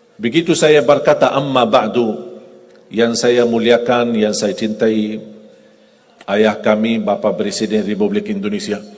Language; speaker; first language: Malay; non-native, fluent; Arabic